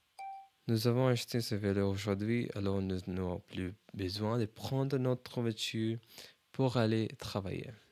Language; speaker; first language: French; non-native, learner; English